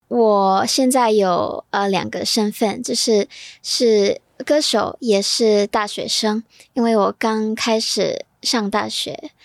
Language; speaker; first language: Chinese; non-native, fluent; Thai